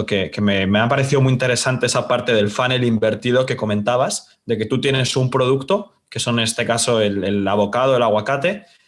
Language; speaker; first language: Spanish; native; Spanish